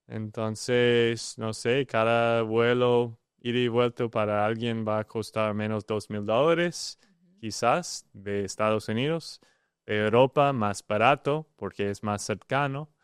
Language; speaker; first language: Spanish; non-native, learner; English